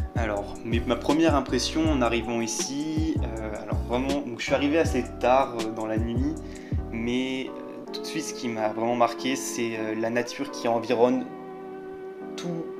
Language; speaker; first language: French; native; French